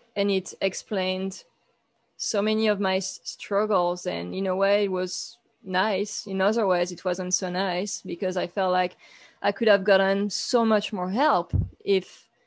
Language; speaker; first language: English; non-native, fluent; French